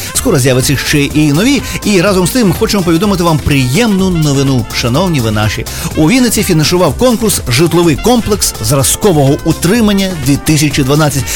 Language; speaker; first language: Ukrainian; native; Ukrainian